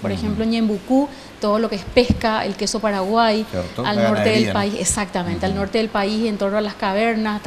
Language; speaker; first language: Spanish; native; Spanish